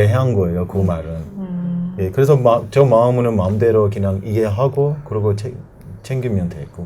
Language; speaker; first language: Korean; non-native, learner; Persian